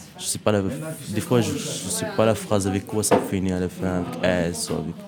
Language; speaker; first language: French; non-native, local second language; Arabic